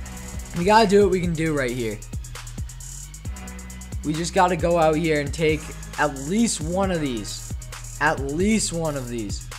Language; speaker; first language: English; native; English